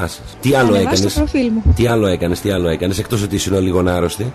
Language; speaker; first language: Greek; native; Greek